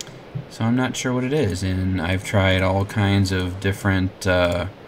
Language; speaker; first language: English; native; English